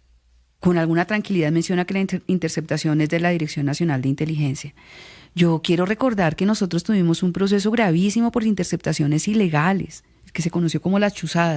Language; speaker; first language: Spanish; native; Spanish